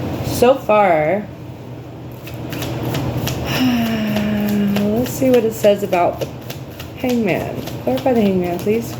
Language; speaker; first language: English; native; English